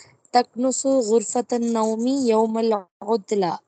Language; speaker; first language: Arabic; non-native, learner; Tamil